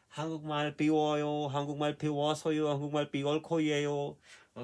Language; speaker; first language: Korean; non-native, learner; Filipino